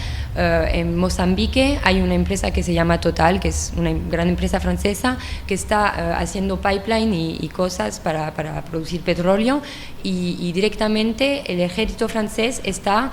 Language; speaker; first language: Spanish; non-native, fluent; French